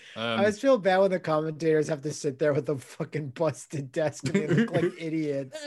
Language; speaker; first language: English; native; English